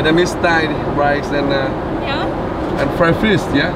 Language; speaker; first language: English; non-native, learner; Vietnamese